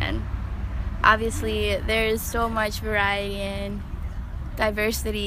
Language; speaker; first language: English; early bilingual, other home language; Spanish